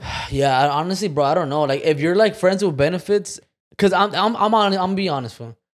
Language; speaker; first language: English; native; English